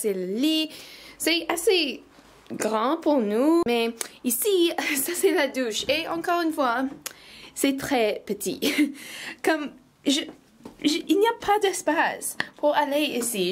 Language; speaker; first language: French; non-native, learner; English